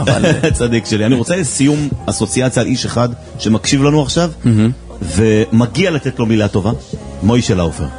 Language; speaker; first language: Hebrew; native; Hebrew